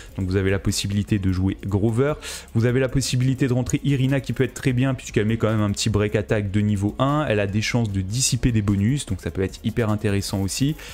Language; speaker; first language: French; native; French